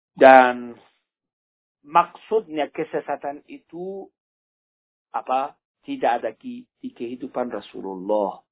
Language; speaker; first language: Indonesian; non-native, fluent; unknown